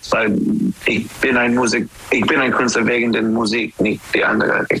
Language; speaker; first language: German; non-native, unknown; English